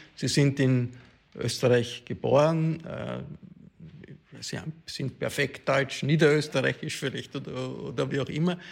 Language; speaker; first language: German; native; German